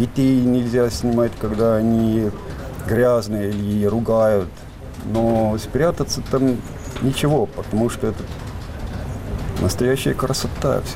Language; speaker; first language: Russian; non-native, fluent; Estonian